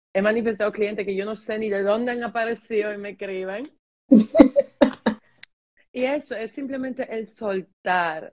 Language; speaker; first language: Spanish; early bilingual, heritage; German